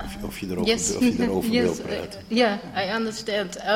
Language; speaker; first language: English; non-native, learner; Dutch